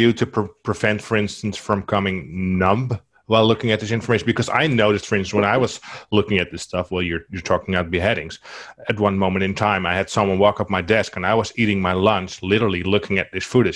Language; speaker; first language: English; non-native, fluent; Dutch